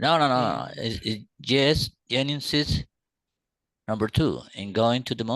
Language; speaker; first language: English; non-native, learner; Spanish